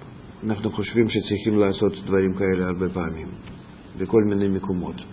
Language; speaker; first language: Hebrew; non-native, fluent; Russian